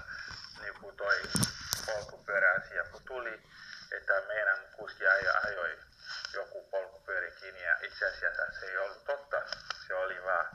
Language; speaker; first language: Finnish; non-native, fluent; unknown